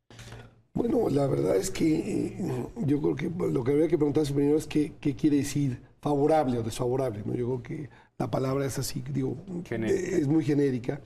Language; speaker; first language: Spanish; native; Spanish